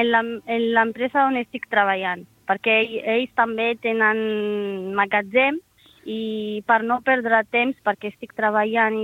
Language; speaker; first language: Catalan; non-native, learner; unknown